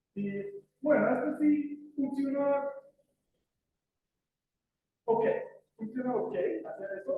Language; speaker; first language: Spanish; non-native, fluent; English